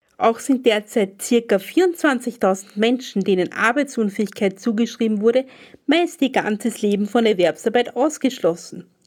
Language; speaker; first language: German; native; German